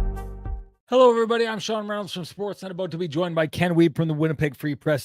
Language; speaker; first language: English; native; English